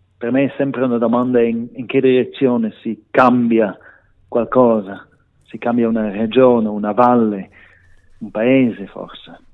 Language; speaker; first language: Italian; non-native, local second language; Romansh